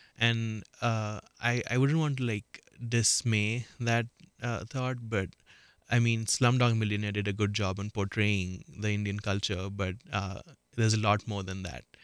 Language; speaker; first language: English; non-native, local second language; Marathi